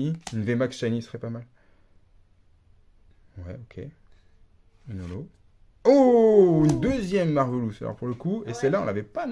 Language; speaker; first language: French; native; French